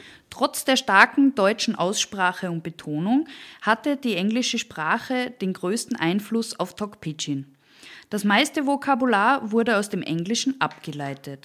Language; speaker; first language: German; native; German